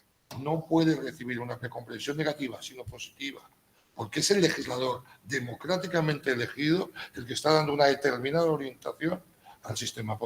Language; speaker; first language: Spanish; native; Spanish